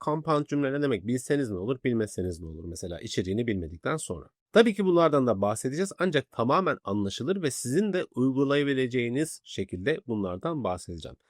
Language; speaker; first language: Turkish; native; Turkish